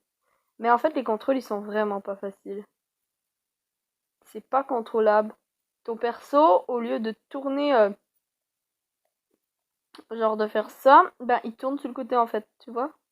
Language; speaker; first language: French; native; French